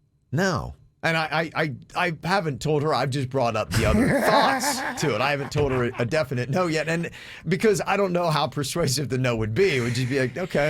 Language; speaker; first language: English; native; English